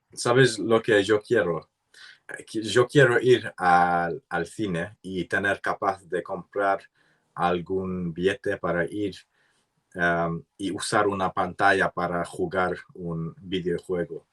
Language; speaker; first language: Spanish; non-native, learner; English